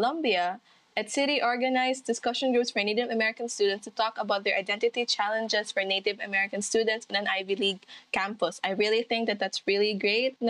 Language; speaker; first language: English; non-native, local second language; Cebuano